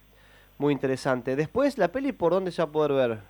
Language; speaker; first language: Spanish; native; Spanish